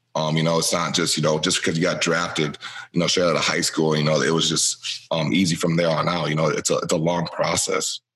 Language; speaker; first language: English; native; English